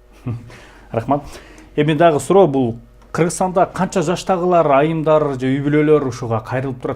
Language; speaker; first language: Kyrgyz; native; Kyrgyz